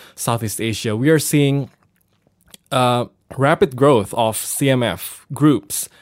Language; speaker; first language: English; non-native, fluent; Indonesian